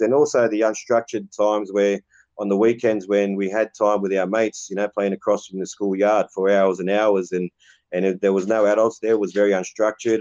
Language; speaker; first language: English; native; English